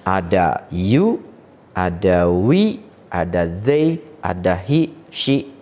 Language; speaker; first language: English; non-native, fluent; Indonesian